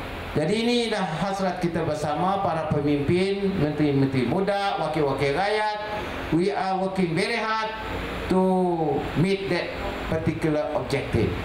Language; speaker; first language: English; non-native, local second language; Malay